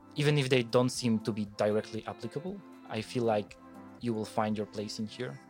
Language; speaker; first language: English; non-native, fluent; Polish